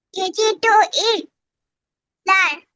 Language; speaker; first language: English; non-native, learner; Urdu